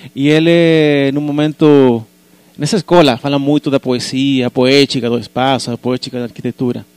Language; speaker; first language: Portuguese; non-native, fluent; Spanish